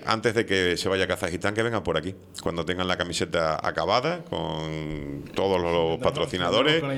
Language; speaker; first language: Spanish; native; Spanish